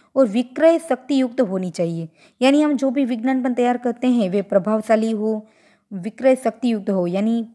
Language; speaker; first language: Hindi; non-native, local second language; Gujarati